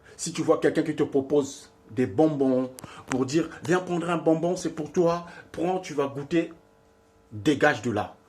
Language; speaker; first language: French; non-native, local second language; Lingala